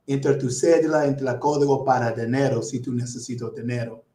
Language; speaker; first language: Spanish; non-native, learner; English